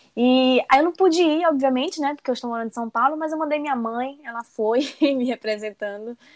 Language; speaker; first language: Portuguese; native; Portuguese